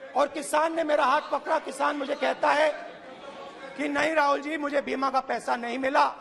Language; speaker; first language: Hindi; native; Hindi